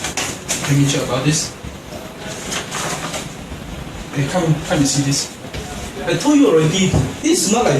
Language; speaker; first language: English; non-native, learner; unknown